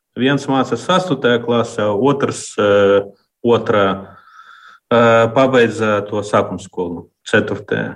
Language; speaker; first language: Latvian; non-native, local second language; Russian